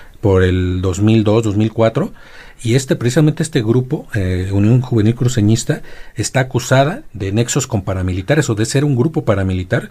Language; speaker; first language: Spanish; native; Spanish